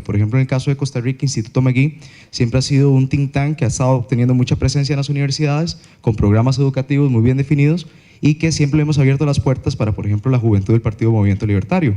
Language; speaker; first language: Spanish; native; Spanish